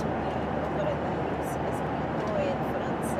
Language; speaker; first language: Spanish; non-native, fluent; Haitian Creole